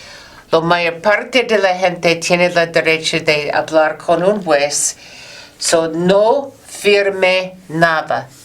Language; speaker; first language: Spanish; non-native, learner; English